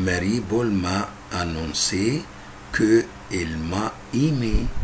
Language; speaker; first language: French; non-native, fluent; Arabic